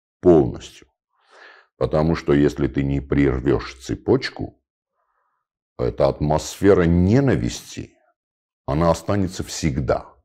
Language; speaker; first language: Russian; non-native, local second language; Armenian